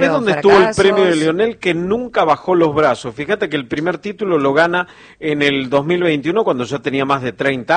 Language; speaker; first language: Spanish; native; Spanish